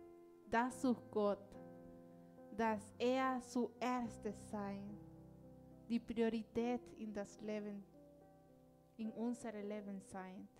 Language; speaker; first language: German; non-native, learner; Spanish